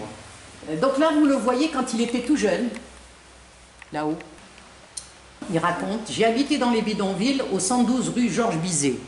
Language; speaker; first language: French; native; French